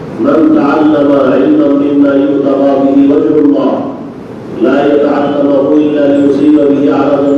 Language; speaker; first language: Arabic; non-native, fluent; Bangla